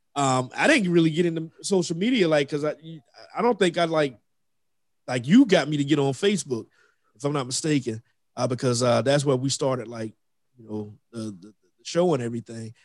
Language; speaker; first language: English; native; English